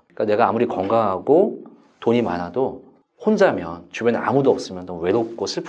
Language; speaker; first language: Korean; native; Korean